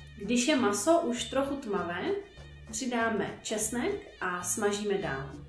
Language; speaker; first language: Czech; native; Czech